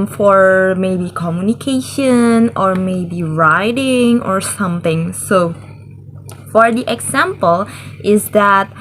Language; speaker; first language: English; non-native, learner; Indonesian